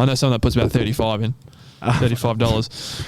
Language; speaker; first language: English; native; English